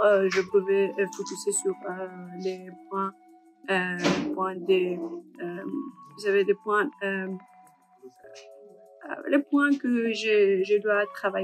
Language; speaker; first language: French; non-native, learner; Persian